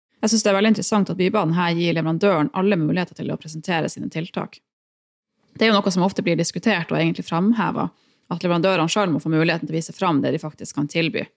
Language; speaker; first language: Norwegian; native; Norwegian